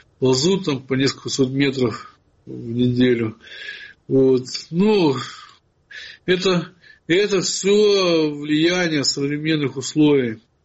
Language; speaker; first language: Russian; non-native, local second language; Ukrainian